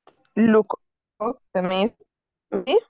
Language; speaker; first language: French; non-native, fluent; Arabic